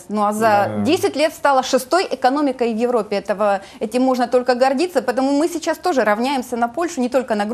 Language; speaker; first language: Russian; native; Russian